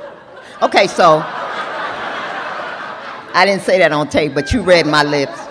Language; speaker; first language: English; native; English